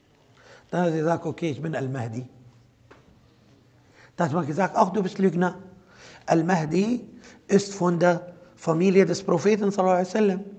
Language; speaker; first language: German; non-native, fluent; Arabic